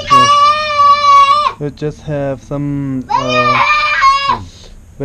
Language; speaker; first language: English; non-native, learner; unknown